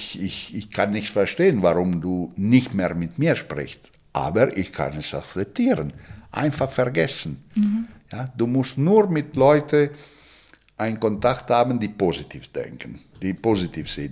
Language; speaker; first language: German; non-native, fluent; Italian